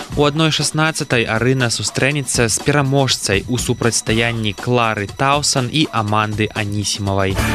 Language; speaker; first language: Belarusian; native; Belarusian